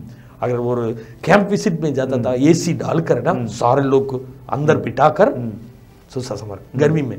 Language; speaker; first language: Hindi; non-native, local second language; Tamil